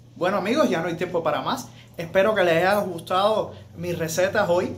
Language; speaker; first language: Spanish; native; Spanish